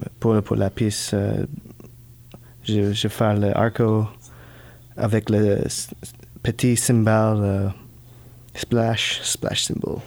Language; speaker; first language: French; non-native, learner; English